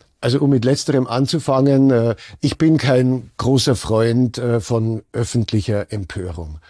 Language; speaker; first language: German; native; German